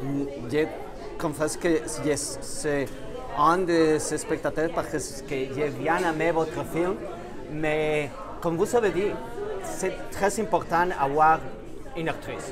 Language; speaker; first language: French; non-native, fluent; Spanish